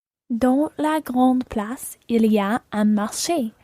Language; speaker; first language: French; non-native, learner; English